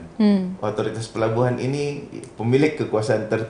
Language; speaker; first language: Indonesian; native; Indonesian